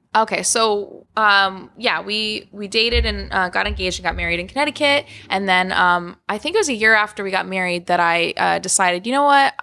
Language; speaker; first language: English; native; English